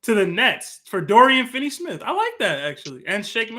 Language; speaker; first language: English; native; English